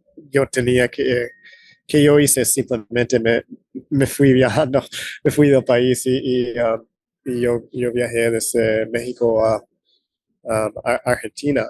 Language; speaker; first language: Spanish; non-native, fluent; English